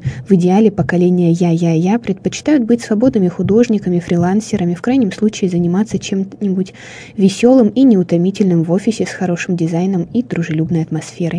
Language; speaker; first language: Russian; native; Russian